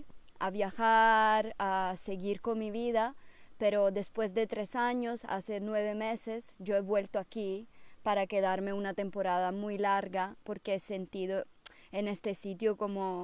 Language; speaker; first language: Spanish; non-native, fluent; Italian